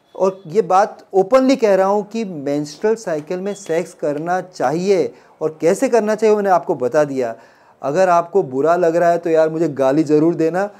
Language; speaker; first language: Hindi; native; Hindi